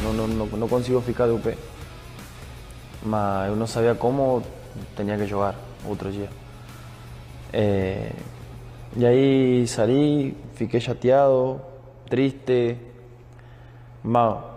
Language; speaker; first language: Portuguese; non-native, learner; Spanish